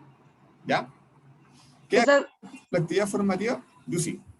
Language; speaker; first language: Spanish; native; Spanish